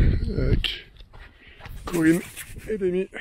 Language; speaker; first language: French; native; French